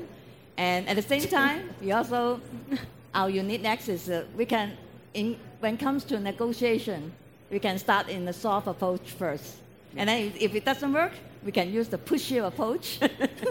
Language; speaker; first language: English; non-native, local second language; Cantonese